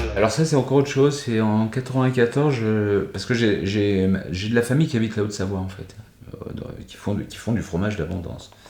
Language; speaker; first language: French; native; French